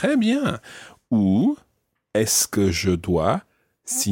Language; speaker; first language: French; non-native, fluent; English